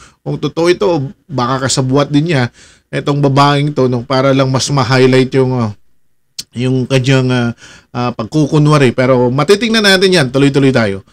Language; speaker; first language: Filipino; non-native, local second language; Waray